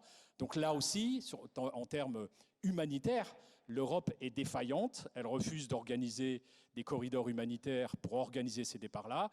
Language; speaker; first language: French; native; French